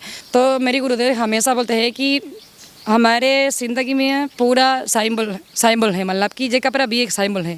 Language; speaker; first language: Hindi; non-native, learner; Spanish